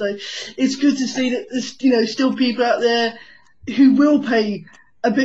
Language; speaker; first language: English; native; English